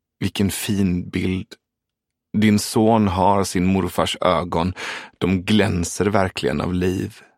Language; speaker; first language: Swedish; early bilingual, other home language; Persian